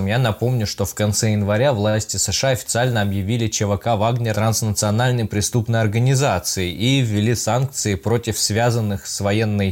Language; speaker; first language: Russian; native; Russian